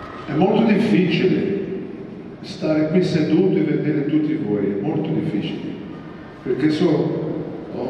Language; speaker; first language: Italian; non-native, fluent; Portuguese